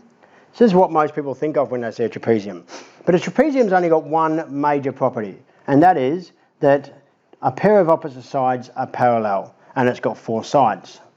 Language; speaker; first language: English; native; English